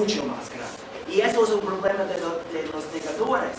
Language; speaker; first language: Spanish; non-native, fluent; English